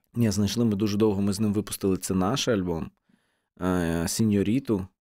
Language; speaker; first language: Ukrainian; non-native, local second language; Russian